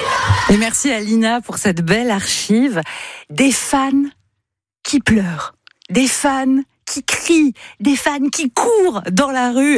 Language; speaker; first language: French; native; French